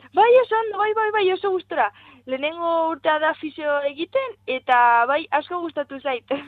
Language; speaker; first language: Basque; non-native, local second language; Spanish